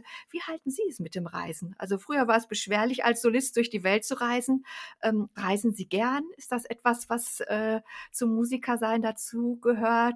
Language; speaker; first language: German; native; German